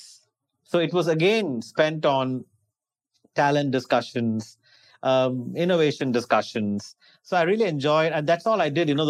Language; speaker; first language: English; non-native, local second language; Tamil